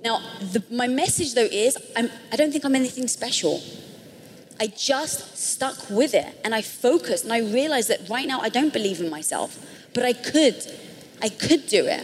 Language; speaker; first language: English; native; English